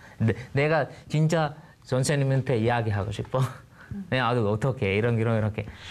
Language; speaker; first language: Korean; non-native, learner; Divehi